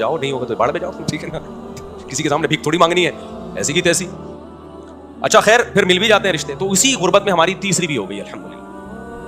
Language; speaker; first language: Urdu; native; Urdu